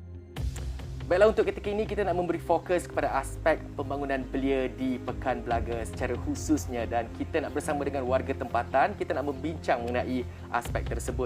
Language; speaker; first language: Malay; native; Malay